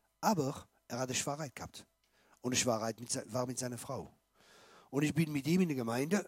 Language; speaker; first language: German; non-native, fluent; French